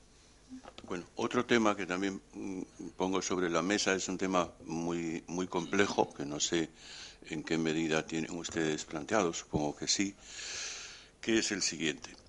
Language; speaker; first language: Spanish; native; Spanish